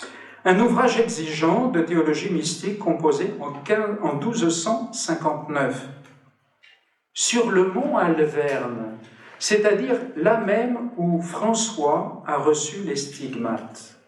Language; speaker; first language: French; native; French